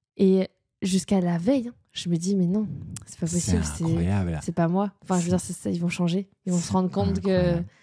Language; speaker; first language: French; native; French